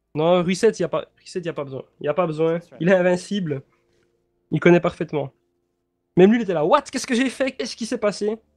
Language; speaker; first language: French; native; French